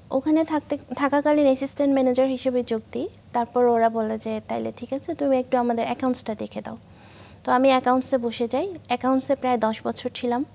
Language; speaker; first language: Bangla; native; Bangla